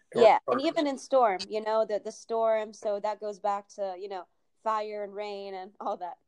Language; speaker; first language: English; early bilingual, other home language; Italian